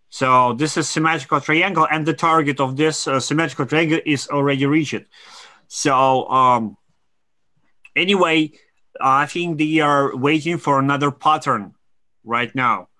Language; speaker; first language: English; non-native, fluent; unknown